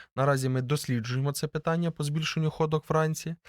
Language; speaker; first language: Ukrainian; native; Ukrainian